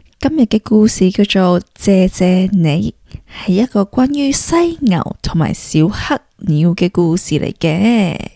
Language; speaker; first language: Cantonese; early bilingual, heritage; Cantonese